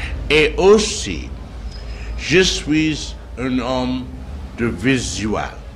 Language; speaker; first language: French; non-native, learner; English